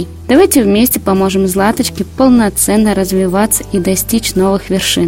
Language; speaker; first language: Russian; native; Russian